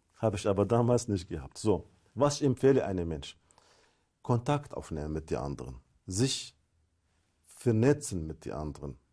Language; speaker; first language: German; non-native, fluent; Arabic